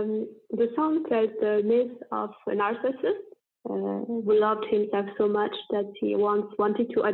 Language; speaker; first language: English; non-native, fluent; French